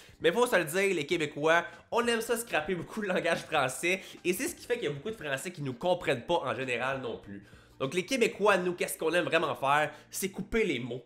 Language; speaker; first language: French; native; French